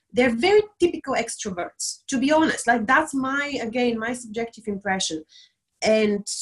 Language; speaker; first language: English; non-native, fluent; Bulgarian